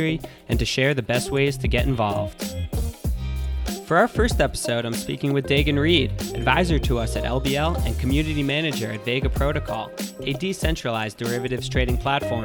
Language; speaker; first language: English; native; English